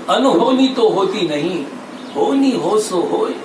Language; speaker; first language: Hindi; non-native, local second language; Marathi